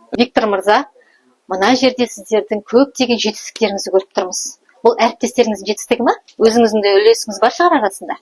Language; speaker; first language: Kazakh; native; Kazakh